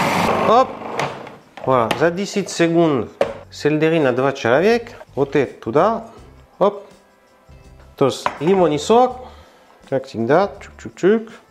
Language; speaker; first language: Russian; non-native, learner; French